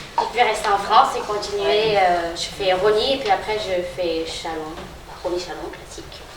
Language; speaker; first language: French; non-native, fluent; Khmer